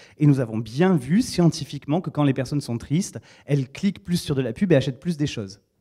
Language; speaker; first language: French; native; French